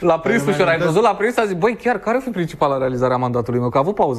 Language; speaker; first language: Romanian; native; Romanian